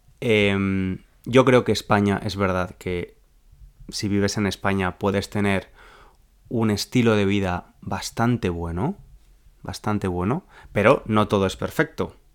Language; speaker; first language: Spanish; native; Spanish